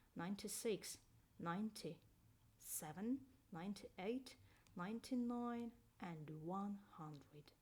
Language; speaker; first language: English; non-native, fluent; Azerbaijani